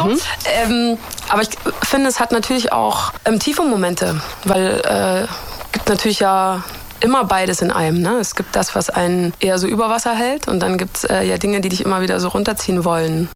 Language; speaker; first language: German; native; German